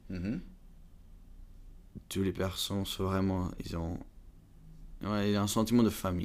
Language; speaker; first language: French; non-native, learner; Dutch